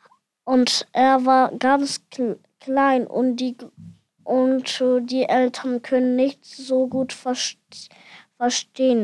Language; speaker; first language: German; non-native, learner; Ukrainian